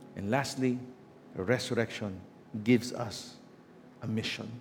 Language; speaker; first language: English; non-native, local second language; Filipino